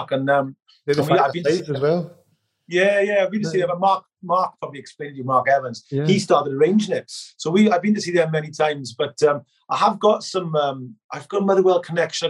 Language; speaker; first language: English; native; English